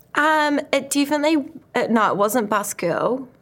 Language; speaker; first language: English; native; English